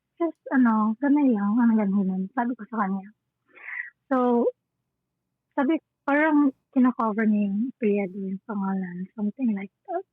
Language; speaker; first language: Filipino; non-native, local second language; Cebuano